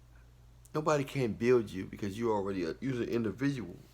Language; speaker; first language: English; native; English